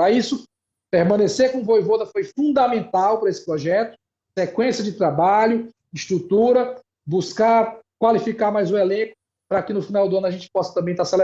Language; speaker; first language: Portuguese; native; Portuguese